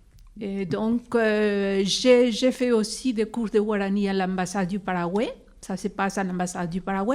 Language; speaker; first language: French; non-native, fluent; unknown